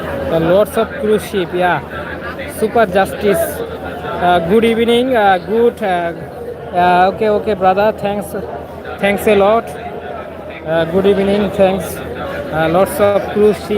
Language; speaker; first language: English; non-native, local second language; Bangla